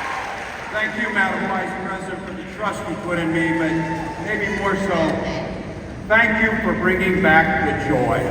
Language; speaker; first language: English; native; English